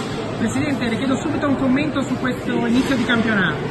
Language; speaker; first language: Italian; native; Italian